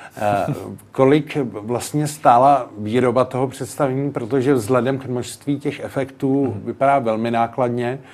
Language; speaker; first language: Czech; native; Czech